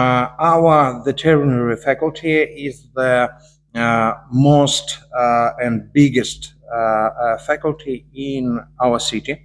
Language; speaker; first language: English; non-native, learner; Russian